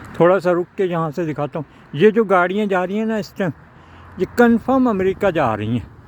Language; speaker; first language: Urdu; non-native, local second language; Punjabi